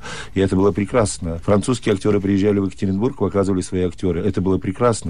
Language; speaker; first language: Russian; native; Russian